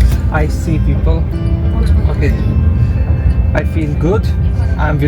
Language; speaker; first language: English; non-native, learner; Hindi